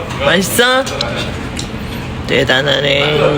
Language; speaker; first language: Korean; non-native, fluent; Filipino